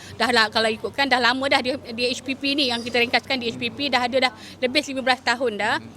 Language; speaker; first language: Malay; native; Malay